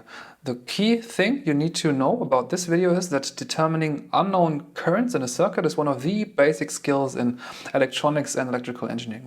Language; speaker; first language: English; non-native, fluent; German